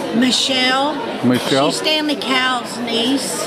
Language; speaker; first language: English; native; English